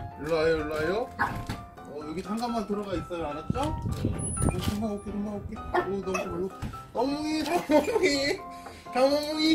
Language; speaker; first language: Korean; native; Korean